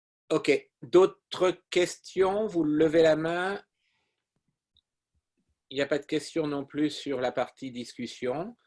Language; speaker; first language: French; native; French